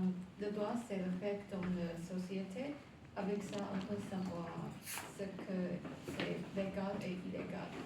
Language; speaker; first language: French; non-native, learner; Chinese